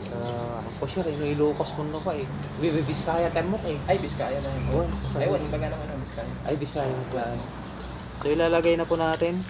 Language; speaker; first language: Filipino; non-native, local second language; Iloko